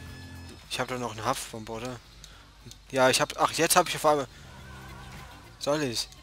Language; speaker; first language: German; native; German